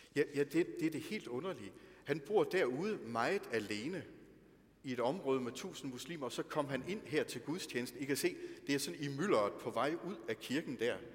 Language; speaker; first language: Danish; native; Danish